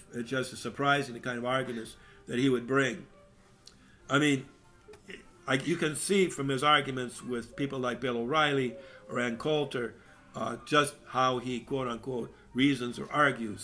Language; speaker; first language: English; native; English